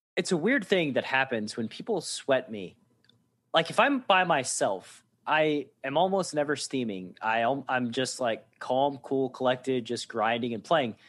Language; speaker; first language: English; native; English